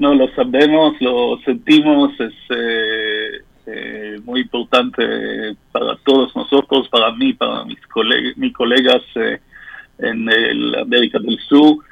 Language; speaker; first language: Spanish; non-native, fluent; French